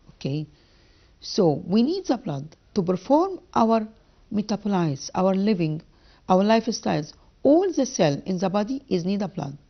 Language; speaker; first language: English; non-native, local second language; Arabic